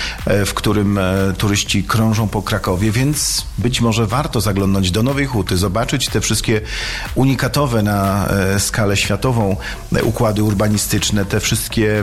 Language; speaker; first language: Polish; native; Polish